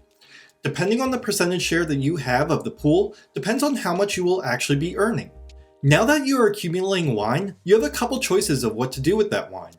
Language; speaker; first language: English; native; English